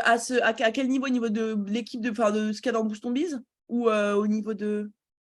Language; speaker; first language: French; native; French